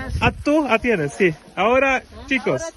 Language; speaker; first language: Spanish; non-native, learner; Polish